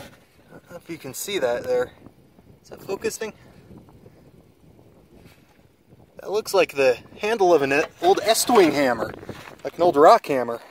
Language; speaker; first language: English; native; English